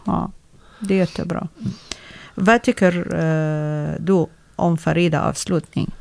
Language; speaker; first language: Swedish; non-native, learner; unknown